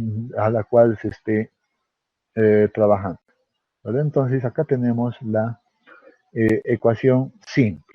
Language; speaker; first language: Spanish; native; Spanish